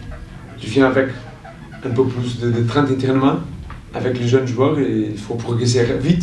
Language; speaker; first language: French; non-native, fluent; Portuguese